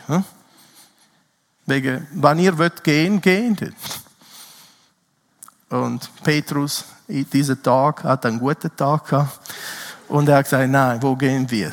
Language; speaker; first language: German; non-native, fluent; Italian